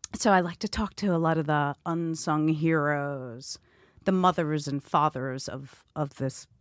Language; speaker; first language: English; native; English